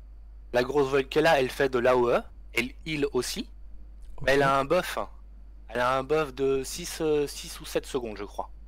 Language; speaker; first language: French; native; French